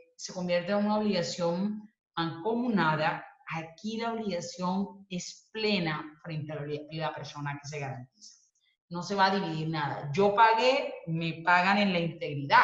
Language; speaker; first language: Spanish; native; Spanish